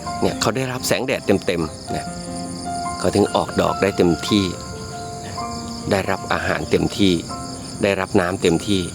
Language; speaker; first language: Thai; native; Thai